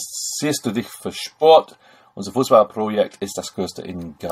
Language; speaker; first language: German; non-native, fluent; English